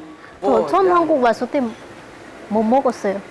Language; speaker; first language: Korean; non-native, local second language; Lao